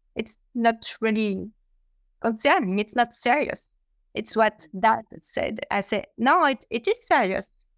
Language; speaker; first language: English; non-native, fluent; French